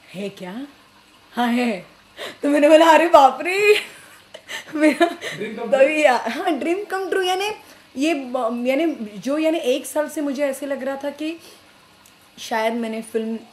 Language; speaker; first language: Hindi; non-native, local second language; Marathi